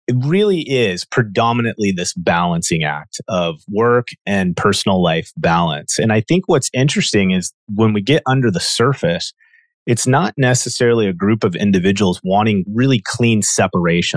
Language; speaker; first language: English; native; English